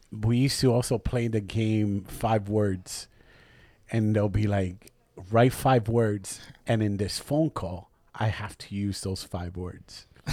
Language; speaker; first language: English; early bilingual, other home language; Spanish